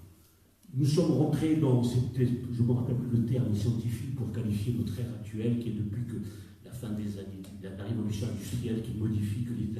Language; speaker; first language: French; native; French